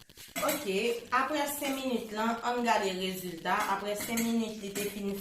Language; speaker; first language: French; non-native, learner; Haitian Creole